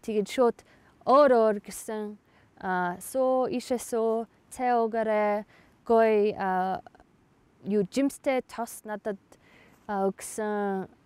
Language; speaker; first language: Mongolian; non-native, fluent; English